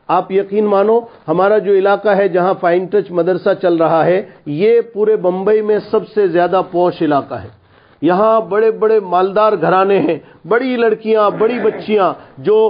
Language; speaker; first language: Urdu; non-native, local second language; Gujarati